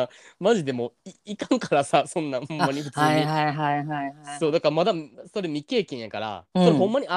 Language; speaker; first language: Japanese; native; Japanese